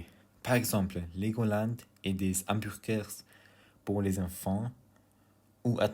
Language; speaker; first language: French; non-native, learner; German